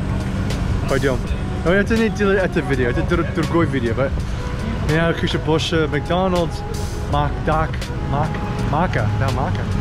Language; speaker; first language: Russian; non-native, learner; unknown